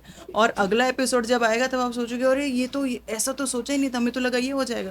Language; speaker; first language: Hindi; native; Hindi